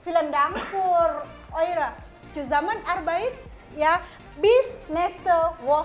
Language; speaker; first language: German; non-native, fluent; Indonesian